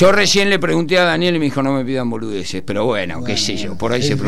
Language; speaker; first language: Spanish; native; Spanish